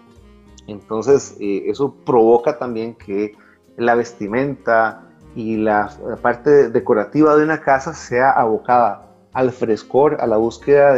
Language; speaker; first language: Spanish; native; Spanish